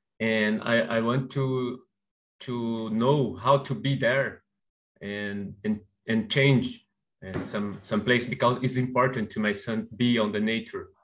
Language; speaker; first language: English; non-native, learner; Portuguese